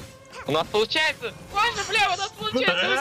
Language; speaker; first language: Russian; native; Russian